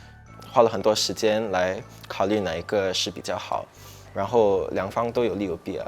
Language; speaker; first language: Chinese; non-native, local second language; English